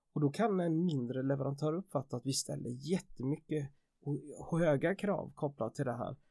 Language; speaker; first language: Swedish; native; Swedish